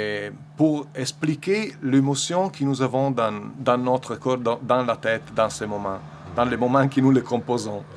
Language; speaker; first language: French; non-native, learner; Italian